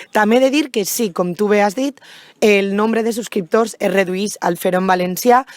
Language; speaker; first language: Catalan; native; Catalan